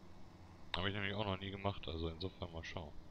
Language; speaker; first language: German; native; German